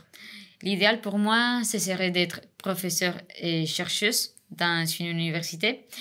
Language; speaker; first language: French; non-native, fluent; Spanish